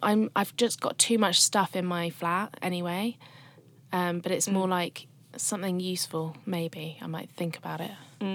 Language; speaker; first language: English; native; English